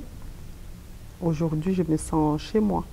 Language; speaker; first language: French; non-native, local second language; Kinyarwanda